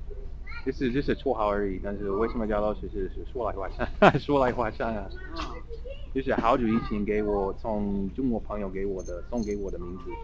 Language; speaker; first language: Chinese; non-native, fluent; English